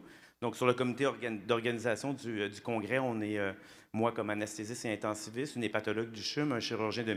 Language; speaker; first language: French; native; French